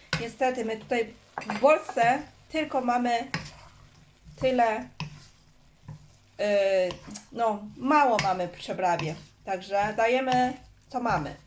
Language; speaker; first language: Polish; non-native, learner; Chinese